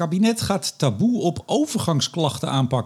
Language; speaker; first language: Dutch; native; Dutch